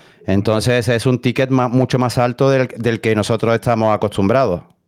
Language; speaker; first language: Spanish; native; Spanish